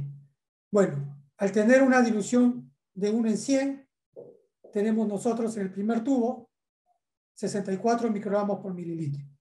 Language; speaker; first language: Spanish; native; Spanish